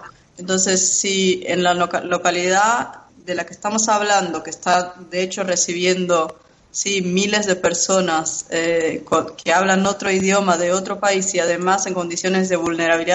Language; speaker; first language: Spanish; non-native, fluent; Portuguese